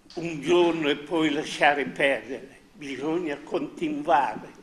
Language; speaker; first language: Italian; native; Italian